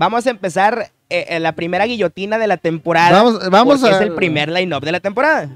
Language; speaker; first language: Spanish; native; Spanish